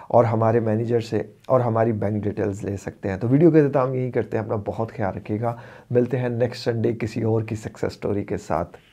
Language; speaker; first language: Urdu; native; Urdu